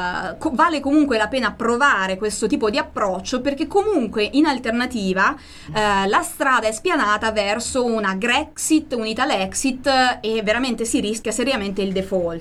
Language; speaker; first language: Italian; native; Italian